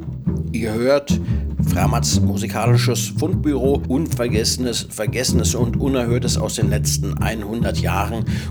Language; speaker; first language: German; native; German